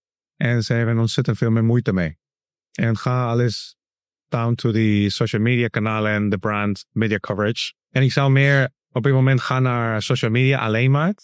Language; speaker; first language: Dutch; non-native, learner; Spanish